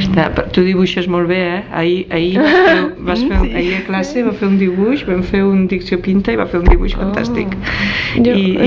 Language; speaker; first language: Catalan; native; Catalan